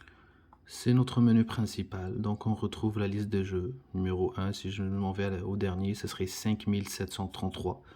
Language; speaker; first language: French; native; French